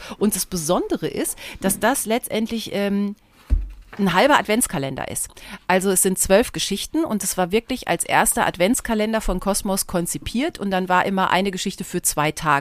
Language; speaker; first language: German; native; German